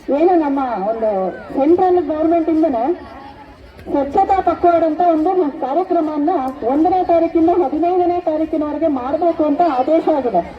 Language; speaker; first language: Kannada; native; Kannada